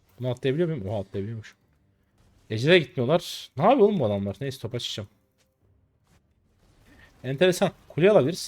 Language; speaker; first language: Turkish; native; Turkish